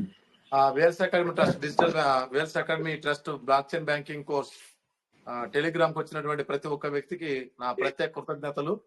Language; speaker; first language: Telugu; native; Telugu